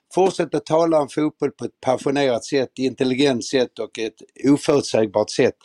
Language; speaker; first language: Swedish; native; Swedish